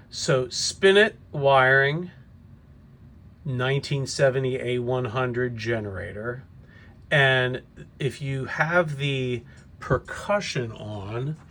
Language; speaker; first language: English; native; English